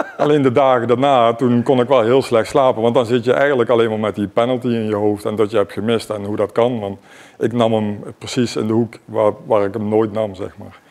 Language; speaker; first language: Dutch; native; Dutch